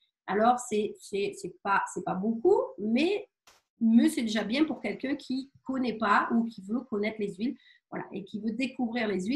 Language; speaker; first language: French; native; French